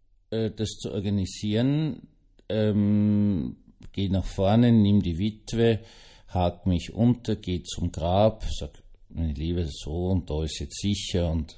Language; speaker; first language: German; native; German